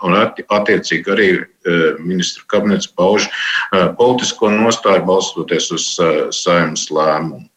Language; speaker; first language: Latvian; non-native, local second language; Russian